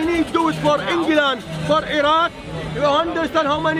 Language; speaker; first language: English; non-native, learner; Arabic